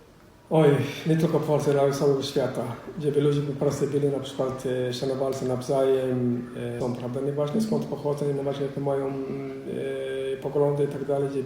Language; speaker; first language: Polish; non-native, fluent; Somali